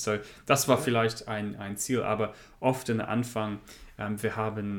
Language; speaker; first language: German; non-native, learner; English